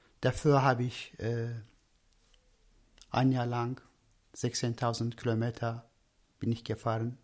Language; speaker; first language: German; non-native, learner; Turkish